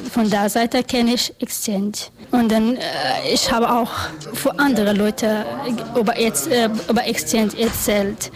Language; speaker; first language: German; non-native, learner; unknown